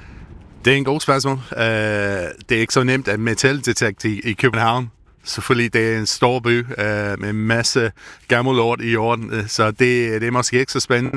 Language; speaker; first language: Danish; non-native, learner; English